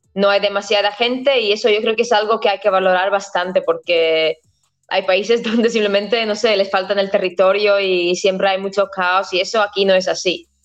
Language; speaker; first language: Spanish; non-native, fluent; Latvian